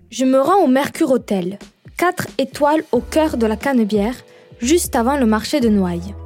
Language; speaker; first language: French; native; French